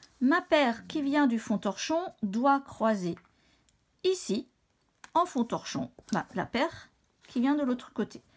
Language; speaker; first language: French; native; French